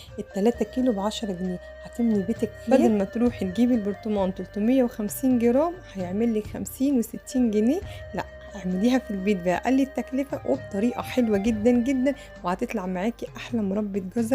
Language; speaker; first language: Arabic; native; Arabic